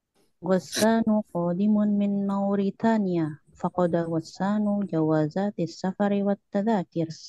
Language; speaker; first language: Arabic; non-native, learner; Indonesian